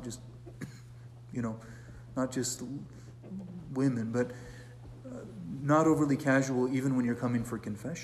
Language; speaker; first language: English; native; English